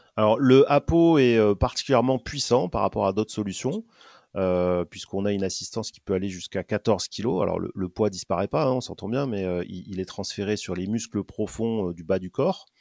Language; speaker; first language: French; native; French